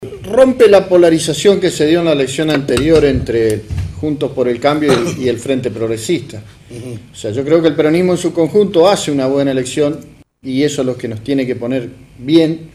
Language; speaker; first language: Spanish; native; Spanish